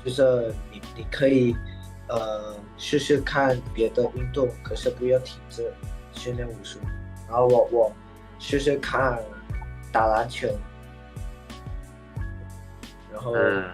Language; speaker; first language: Chinese; non-native, learner; Indonesian